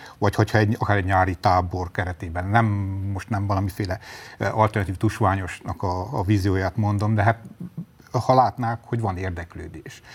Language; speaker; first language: Hungarian; native; Hungarian